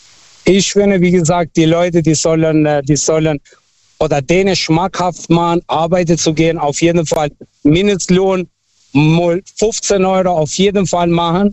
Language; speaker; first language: German; non-native, fluent; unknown